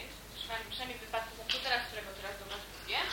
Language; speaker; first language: Polish; native; Polish